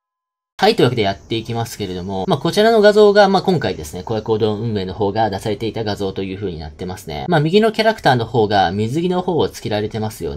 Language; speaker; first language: Japanese; native; Japanese